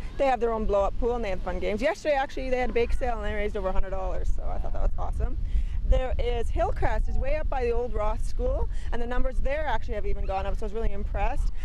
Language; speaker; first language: English; native; English